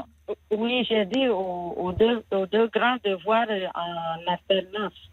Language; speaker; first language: French; non-native, fluent; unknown